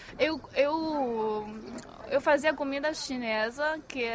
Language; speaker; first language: Portuguese; non-native, fluent; Chinese